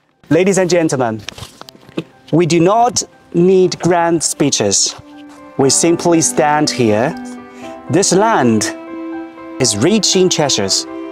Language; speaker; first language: English; non-native, fluent; Chinese